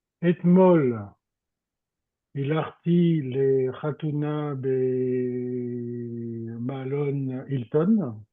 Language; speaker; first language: Hebrew; non-native, learner; French